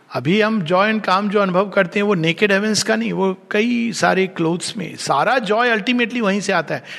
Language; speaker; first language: Hindi; native; Hindi